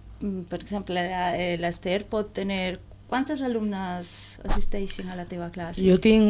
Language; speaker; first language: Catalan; non-native, learner; Spanish